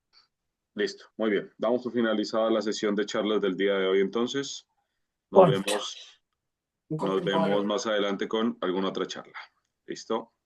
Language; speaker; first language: Spanish; native; Spanish